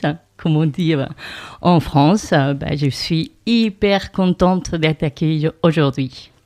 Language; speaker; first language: French; non-native, fluent; Spanish